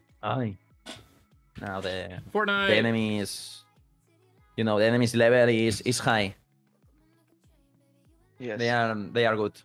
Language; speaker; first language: English; non-native, learner; Spanish